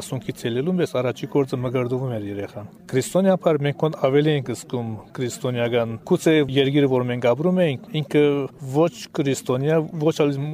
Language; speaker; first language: Armenian; early bilingual, heritage; Armenian